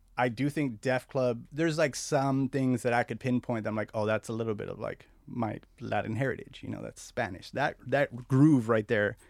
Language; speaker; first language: English; early bilingual, other home language; Spanish